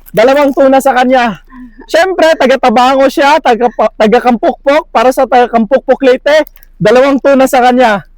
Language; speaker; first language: Filipino; non-native, local second language; Cebuano